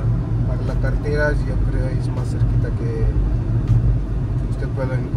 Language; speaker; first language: Spanish; non-native, learner; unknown